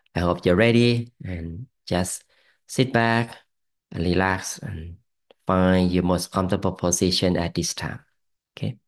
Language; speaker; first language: English; non-native, fluent; Thai